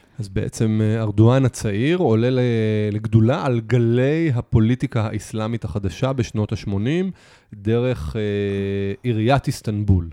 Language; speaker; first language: Hebrew; native; Hebrew